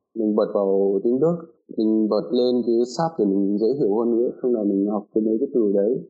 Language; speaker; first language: Vietnamese; non-native, fluent; German